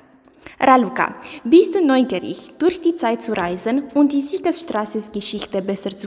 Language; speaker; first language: German; non-native, learner; Romanian